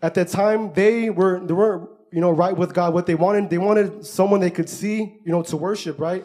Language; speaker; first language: English; early bilingual, other home language; Spanish